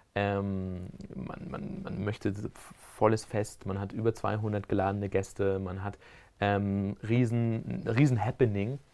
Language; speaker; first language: German; early bilingual, other home language; Spanish